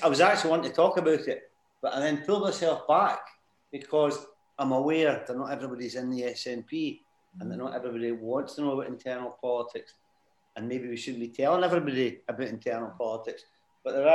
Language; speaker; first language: English; native; English